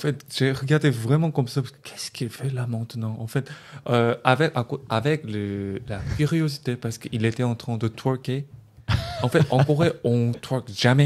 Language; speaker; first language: French; non-native, learner; Korean